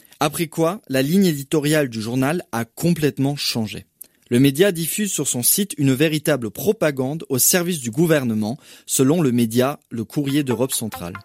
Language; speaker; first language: French; native; French